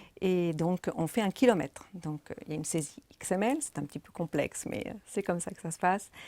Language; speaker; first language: French; native; French